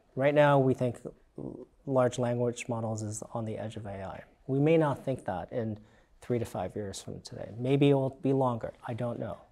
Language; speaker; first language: English; native; English